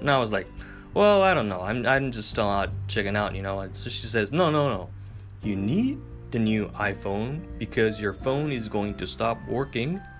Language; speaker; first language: English; non-native, fluent; Japanese